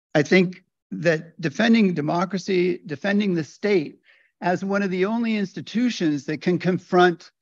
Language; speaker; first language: English; native; English